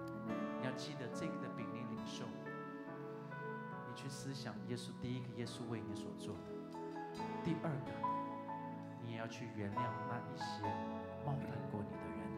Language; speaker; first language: Chinese; native; Chinese